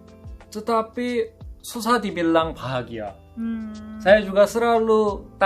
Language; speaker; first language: Indonesian; non-native, fluent; Korean